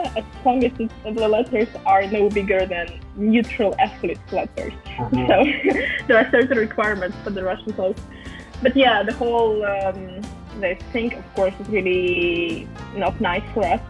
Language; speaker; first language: English; non-native, fluent; Russian